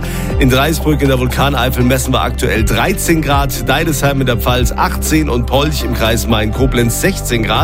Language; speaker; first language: German; native; German